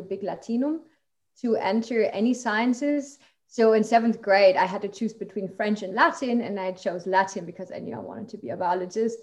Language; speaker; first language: English; non-native, fluent; German